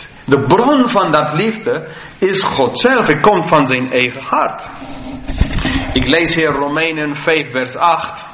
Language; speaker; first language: Dutch; non-native, fluent; English